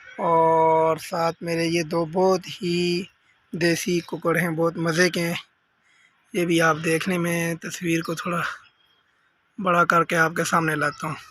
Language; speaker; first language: Urdu; non-native, local second language; Punjabi